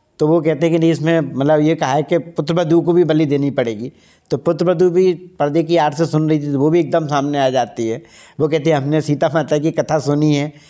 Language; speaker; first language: Hindi; native; Hindi